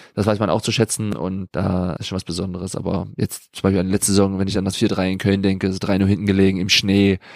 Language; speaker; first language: German; native; German